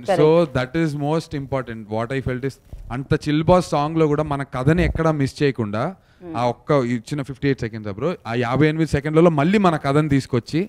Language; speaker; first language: Telugu; native; Telugu